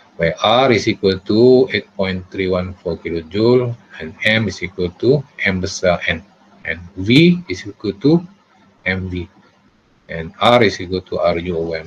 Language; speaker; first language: English; non-native, local second language; Malay